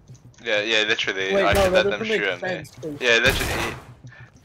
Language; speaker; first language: English; native; English